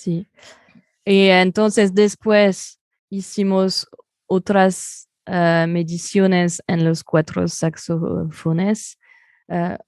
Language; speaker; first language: Spanish; non-native, fluent; French